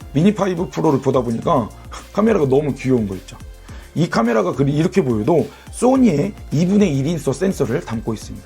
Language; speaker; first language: Korean; native; Korean